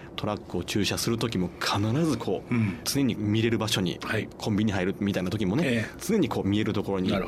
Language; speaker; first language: Japanese; native; Japanese